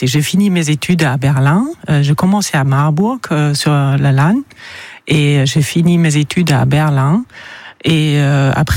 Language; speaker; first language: French; non-native, fluent; German